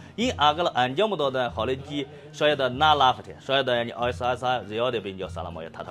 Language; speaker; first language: Persian; non-native, learner; Chinese